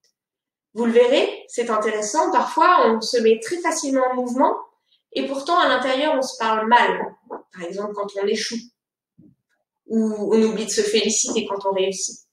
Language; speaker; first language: French; native; French